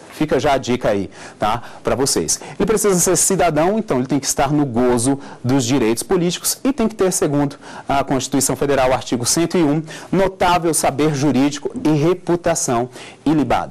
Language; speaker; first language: Portuguese; native; Portuguese